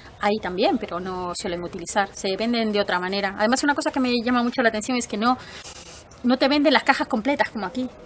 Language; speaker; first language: Spanish; native; Spanish